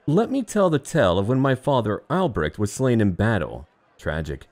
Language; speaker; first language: English; native; English